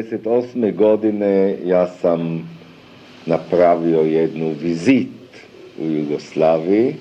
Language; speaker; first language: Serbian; early bilingual, other home language; German